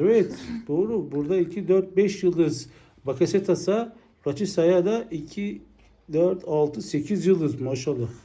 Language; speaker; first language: Turkish; native; Turkish